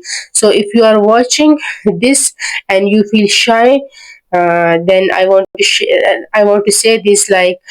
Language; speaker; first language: English; non-native, learner; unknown